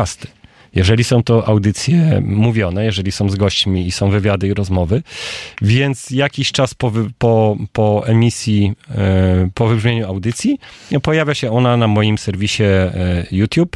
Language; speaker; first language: Polish; native; Polish